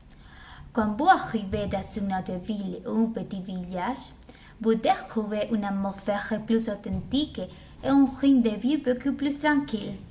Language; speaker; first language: French; non-native, learner; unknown